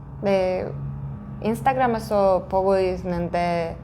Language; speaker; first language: Korean; non-native, fluent; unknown